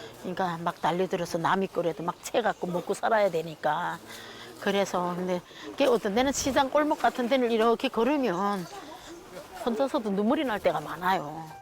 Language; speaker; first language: Korean; native; Korean